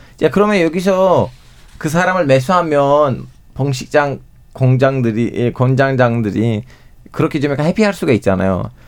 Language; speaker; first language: Korean; non-native, fluent; Turkish